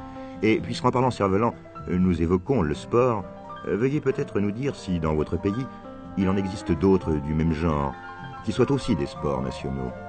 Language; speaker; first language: French; native; French